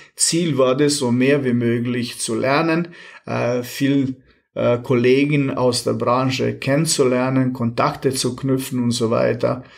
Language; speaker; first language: German; non-native, fluent; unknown